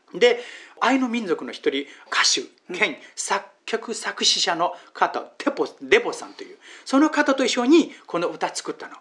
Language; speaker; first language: Japanese; non-native, fluent; Chinese